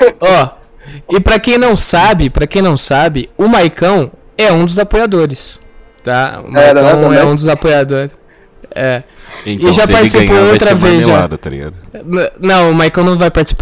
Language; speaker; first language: Portuguese; native; Portuguese